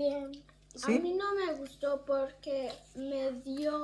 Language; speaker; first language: Spanish; early bilingual, heritage; German